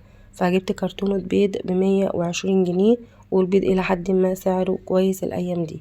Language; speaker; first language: Arabic; native; Arabic